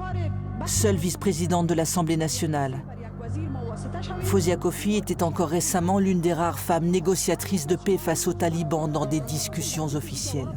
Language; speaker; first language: French; native; French